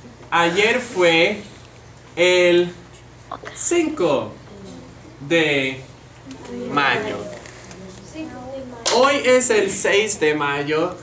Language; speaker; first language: Spanish; non-native, fluent; English